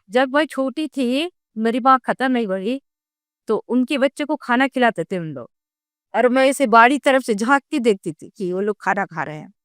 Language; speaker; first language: Hindi; non-native, local second language; Gondi